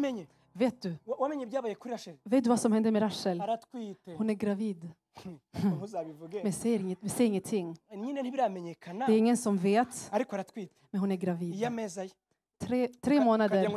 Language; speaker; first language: Swedish; early bilingual, other home language; Kinyarwanda